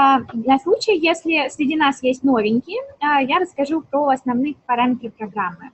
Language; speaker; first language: Russian; native; Russian